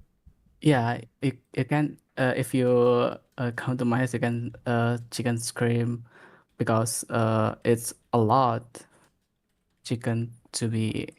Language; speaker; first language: English; non-native, learner; Indonesian